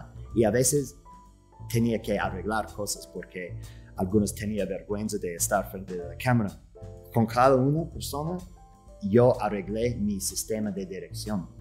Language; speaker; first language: Spanish; non-native, fluent; English